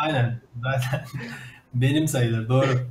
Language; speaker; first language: Turkish; native; Turkish